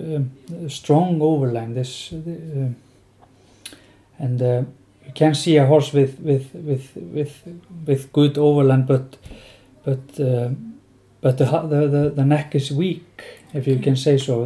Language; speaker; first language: English; non-native, fluent; Icelandic